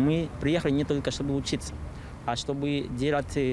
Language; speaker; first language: Russian; non-native, fluent; Portuguese